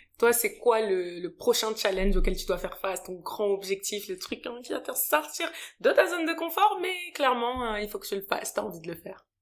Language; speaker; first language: French; native; French